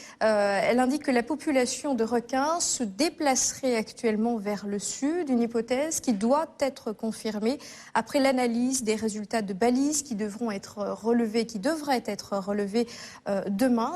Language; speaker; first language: French; native; French